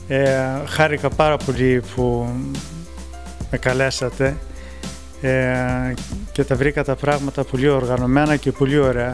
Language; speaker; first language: Greek; early bilingual, heritage; Greek